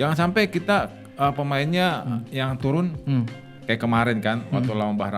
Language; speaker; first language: Indonesian; native; Indonesian